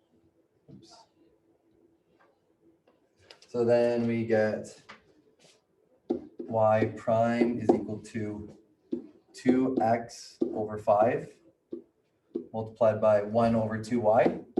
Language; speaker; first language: English; native; English